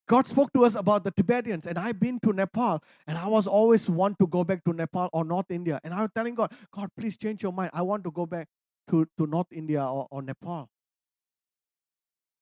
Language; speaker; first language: English; non-native, local second language; Tamil